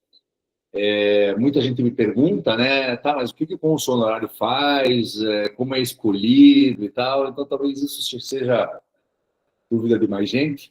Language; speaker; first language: Portuguese; early bilingual, other home language; Korean